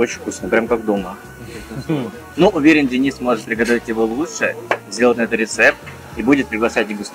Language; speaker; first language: Russian; native; Russian